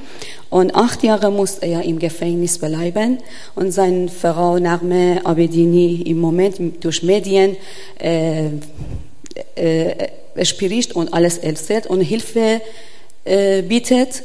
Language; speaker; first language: German; non-native, learner; Persian